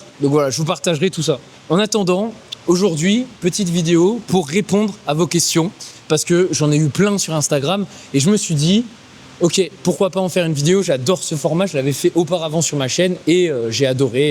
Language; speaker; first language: French; native; French